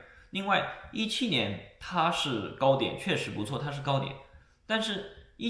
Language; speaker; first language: Chinese; native; Chinese